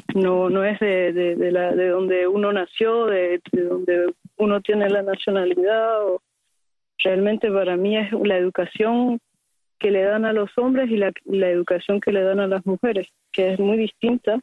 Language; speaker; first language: Spanish; early bilingual, heritage; Spanish